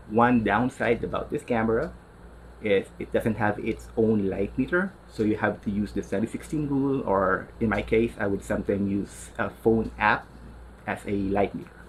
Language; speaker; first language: English; non-native, local second language; Filipino